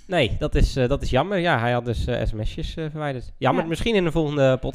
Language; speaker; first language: Dutch; native; Dutch